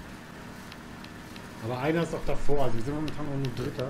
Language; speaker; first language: German; native; German